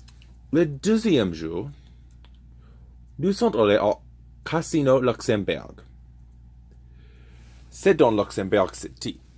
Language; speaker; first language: French; non-native, learner; English